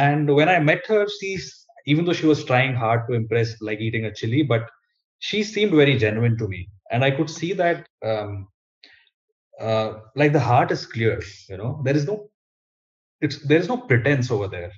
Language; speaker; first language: English; non-native, local second language; Kannada